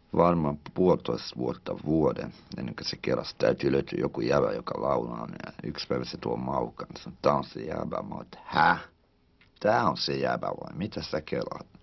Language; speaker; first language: Finnish; early bilingual, heritage; Finnish